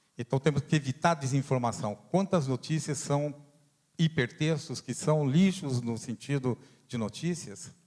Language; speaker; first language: Portuguese; non-native, fluent; Italian